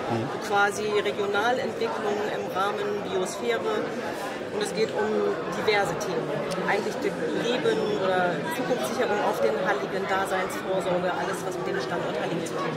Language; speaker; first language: German; native; German